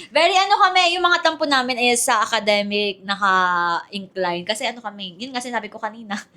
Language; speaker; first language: Filipino; native; Filipino